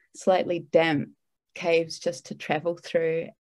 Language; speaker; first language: English; native; English